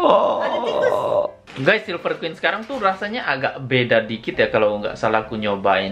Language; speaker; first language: Indonesian; native; Indonesian